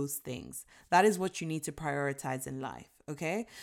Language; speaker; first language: English; non-native, local second language; Yoruba